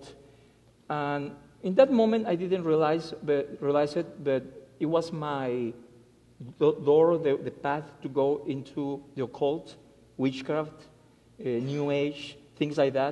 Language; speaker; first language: English; non-native, fluent; Spanish